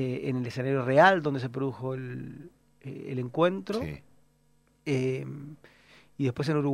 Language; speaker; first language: Spanish; native; Spanish